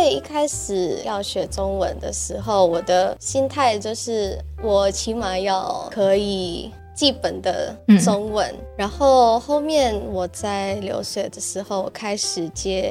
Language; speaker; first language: Chinese; non-native, fluent; Indonesian